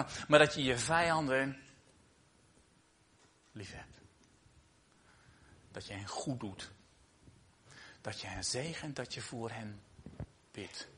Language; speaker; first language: Dutch; native; Dutch